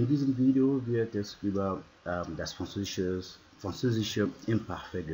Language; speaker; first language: German; non-native, fluent; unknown